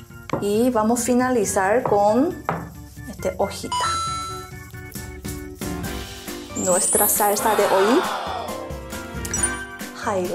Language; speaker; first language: Spanish; non-native, learner; Korean